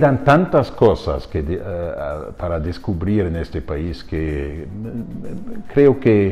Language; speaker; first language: Spanish; non-native, fluent; German